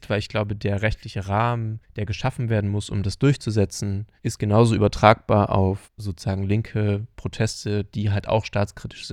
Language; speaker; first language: German; native; German